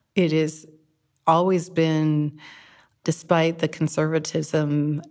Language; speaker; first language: English; native; English